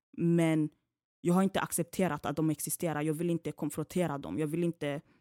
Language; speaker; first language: Swedish; early bilingual, other home language; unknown